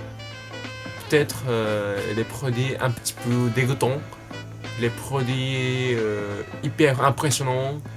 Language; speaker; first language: French; non-native, learner; Japanese